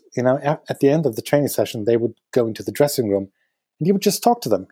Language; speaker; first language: English; non-native, fluent; German